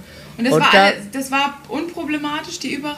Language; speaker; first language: German; native; German